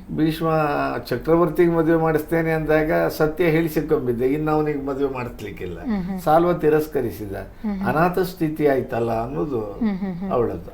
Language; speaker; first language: Kannada; native; Kannada